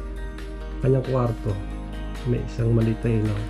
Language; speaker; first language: Italian; non-native, learner; Filipino